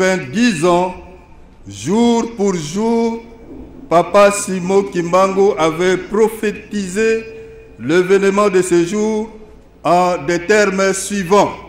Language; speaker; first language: French; non-native, local second language; Lingala